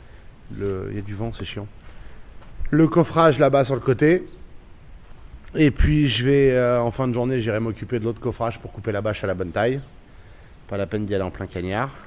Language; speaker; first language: French; native; French